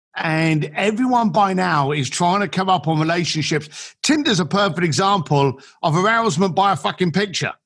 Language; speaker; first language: English; native; English